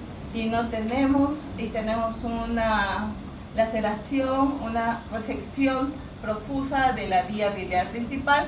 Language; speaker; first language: Spanish; native; Spanish